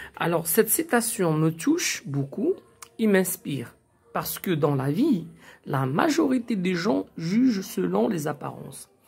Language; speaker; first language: French; non-native, local second language; Arabic